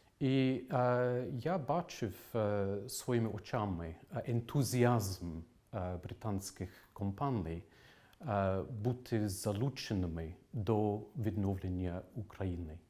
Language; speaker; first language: Ukrainian; non-native, fluent; English